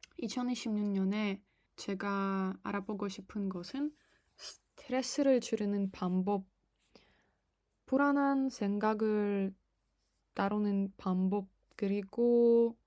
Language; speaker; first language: Korean; non-native, fluent; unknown